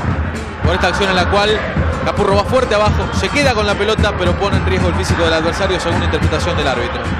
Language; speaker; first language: Spanish; native; Spanish